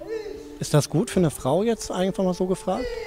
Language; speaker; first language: German; native; German